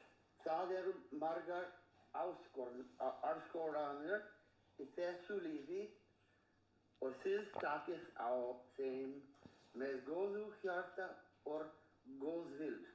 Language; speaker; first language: Icelandic; non-native, learner; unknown